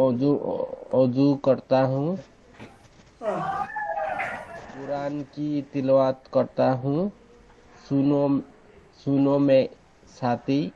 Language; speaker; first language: Hindi; non-native, learner; Bangla